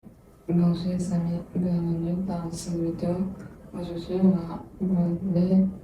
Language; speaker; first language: French; non-native, learner; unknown